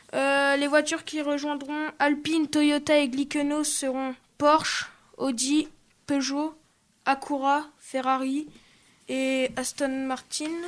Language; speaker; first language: French; native; French